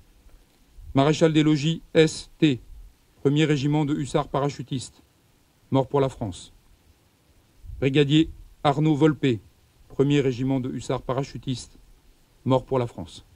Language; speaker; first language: French; native; French